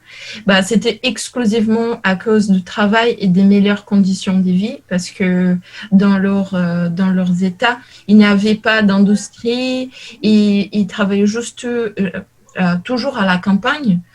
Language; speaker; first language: French; non-native, learner; Portuguese